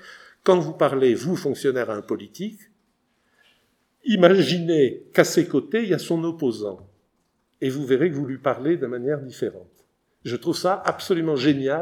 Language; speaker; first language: French; native; French